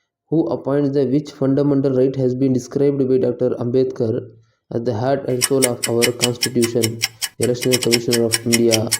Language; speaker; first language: English; non-native, local second language; Tamil